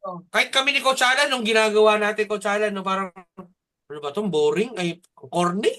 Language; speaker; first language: Filipino; native; Filipino